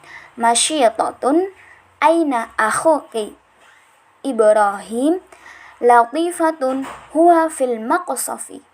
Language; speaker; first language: Arabic; non-native, learner; Indonesian